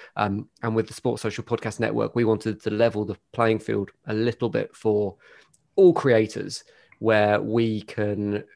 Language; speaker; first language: English; native; English